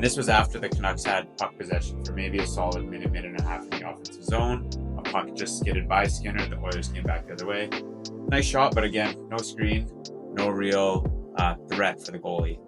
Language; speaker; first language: English; native; English